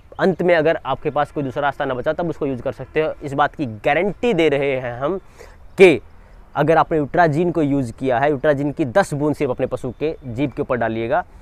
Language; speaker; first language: Hindi; native; Hindi